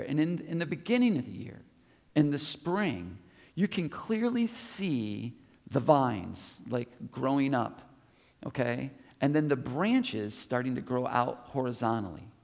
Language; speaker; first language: English; native; English